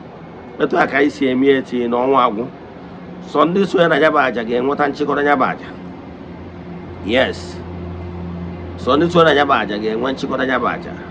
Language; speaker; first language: Igbo; native; Igbo